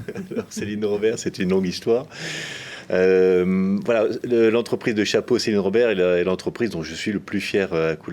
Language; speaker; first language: French; native; French